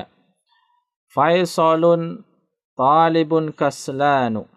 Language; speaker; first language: Arabic; non-native, fluent; Indonesian